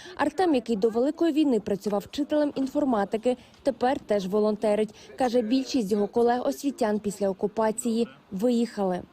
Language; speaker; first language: Ukrainian; native; Ukrainian